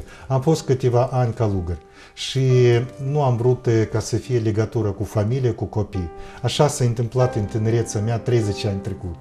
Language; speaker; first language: Romanian; non-native, fluent; Russian